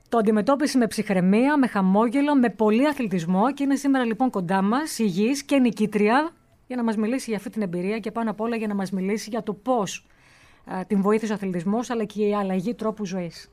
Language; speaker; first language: Greek; native; Greek